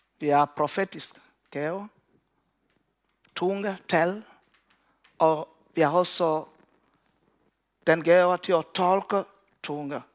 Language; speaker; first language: Danish; non-native, learner; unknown